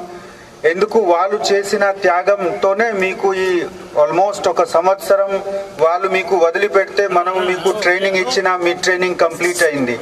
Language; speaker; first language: Telugu; non-native, fluent; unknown